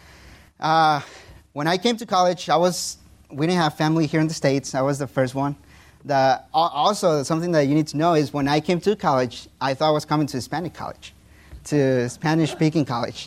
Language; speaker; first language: English; non-native, fluent; Spanish